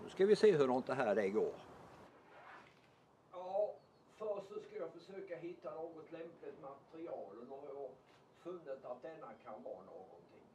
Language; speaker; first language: Swedish; native; Swedish